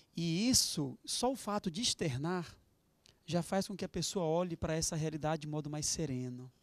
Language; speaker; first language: Portuguese; native; Portuguese